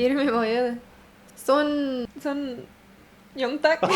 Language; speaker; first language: Korean; non-native, fluent; Arabic